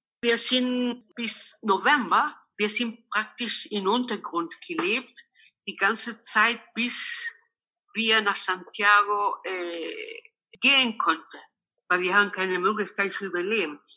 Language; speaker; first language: German; non-native, local second language; Spanish